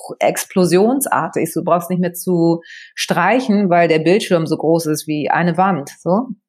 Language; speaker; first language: German; early bilingual, other home language; Greek